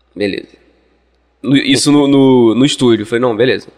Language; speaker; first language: Portuguese; native; Portuguese